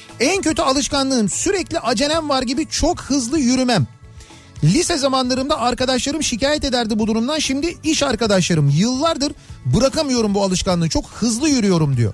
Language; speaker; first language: Turkish; native; Turkish